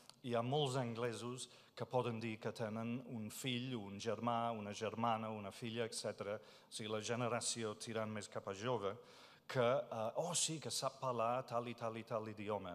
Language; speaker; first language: Catalan; non-native, fluent; English